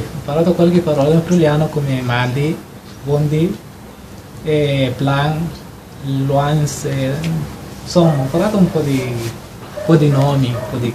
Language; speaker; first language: Italian; non-native, fluent; Arabic